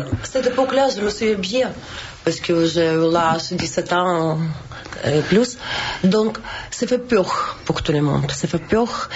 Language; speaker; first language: French; non-native, learner; Russian